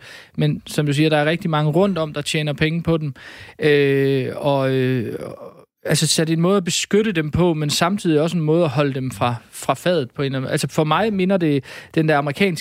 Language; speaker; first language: Danish; native; Danish